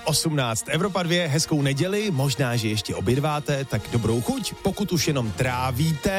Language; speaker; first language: Czech; native; Czech